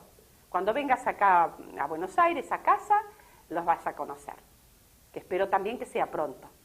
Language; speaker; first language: Spanish; native; Spanish